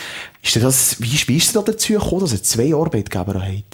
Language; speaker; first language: German; native; German